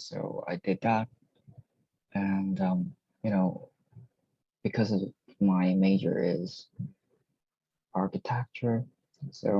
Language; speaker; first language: English; non-native, learner; Korean